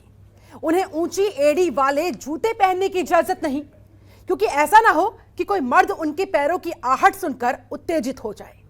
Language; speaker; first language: Hindi; native; Hindi